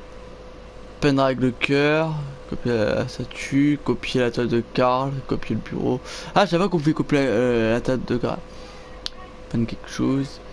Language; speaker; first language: French; native; French